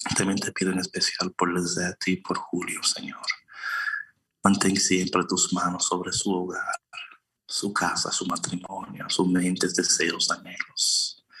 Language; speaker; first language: Spanish; early bilingual, heritage; Spanish